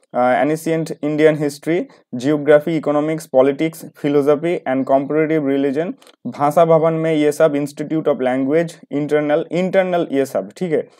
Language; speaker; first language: Hindi; non-native, local second language; Bangla